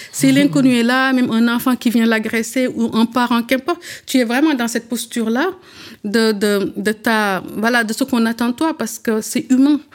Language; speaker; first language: French; early bilingual, other home language; Wolof